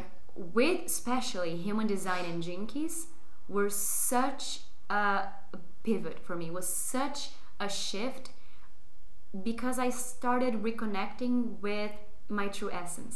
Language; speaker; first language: English; non-native, fluent; Portuguese